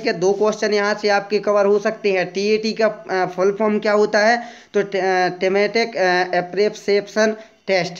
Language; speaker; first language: Hindi; native; Hindi